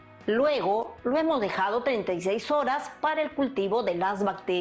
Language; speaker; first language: Spanish; native; Spanish